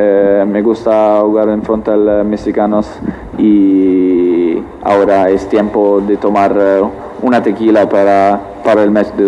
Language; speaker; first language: Spanish; non-native, learner; Italian